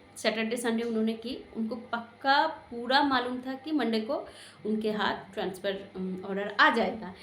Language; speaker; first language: Hindi; non-native, local second language; Bangla